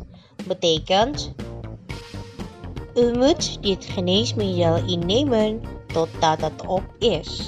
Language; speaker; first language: Dutch; non-native, fluent; Indonesian